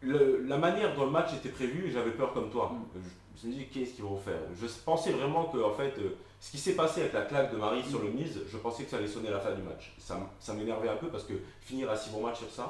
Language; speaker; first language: French; native; French